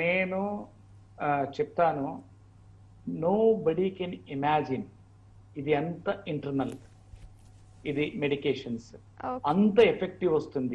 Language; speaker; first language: Telugu; non-native, learner; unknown